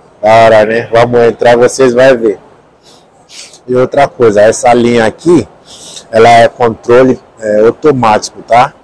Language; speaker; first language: Portuguese; non-native, learner; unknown